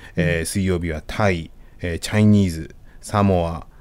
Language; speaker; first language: Japanese; native; Japanese